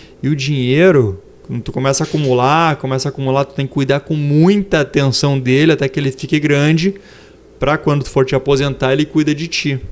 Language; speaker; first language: Portuguese; native; Portuguese